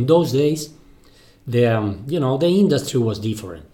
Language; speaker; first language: English; non-native, fluent; Spanish